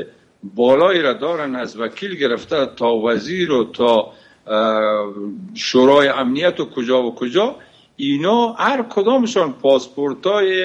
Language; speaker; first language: Persian; native; Persian